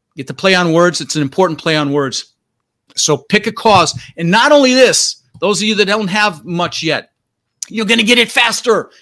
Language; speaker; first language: English; early bilingual, other home language; Dutch